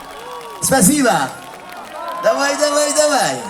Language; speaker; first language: Russian; non-native, learner; French